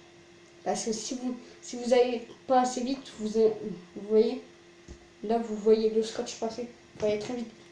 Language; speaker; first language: French; native; French